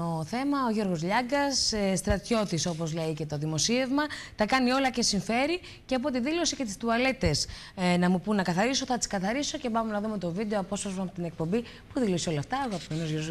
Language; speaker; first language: Greek; native; Greek